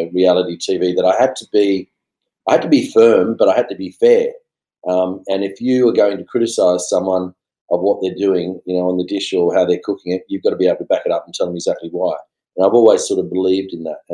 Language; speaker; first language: English; native; English